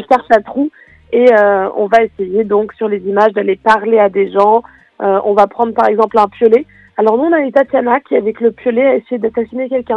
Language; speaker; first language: French; native; French